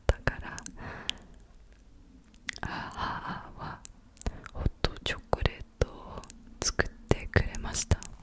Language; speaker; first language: Japanese; non-native, learner; English